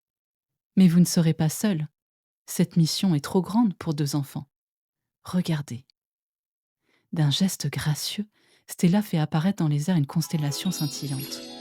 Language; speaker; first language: French; native; French